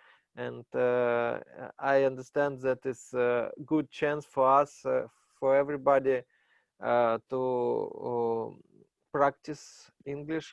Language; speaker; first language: English; non-native, learner; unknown